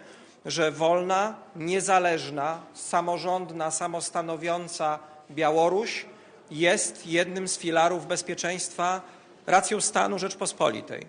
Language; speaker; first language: Polish; native; Polish